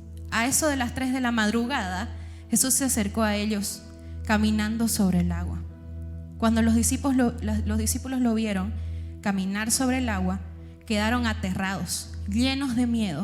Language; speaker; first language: Spanish; native; Spanish